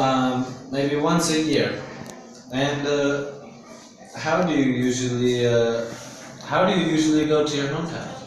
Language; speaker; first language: English; non-native, learner; Vietnamese